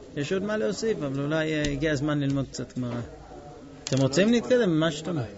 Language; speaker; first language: Hebrew; non-native, fluent; English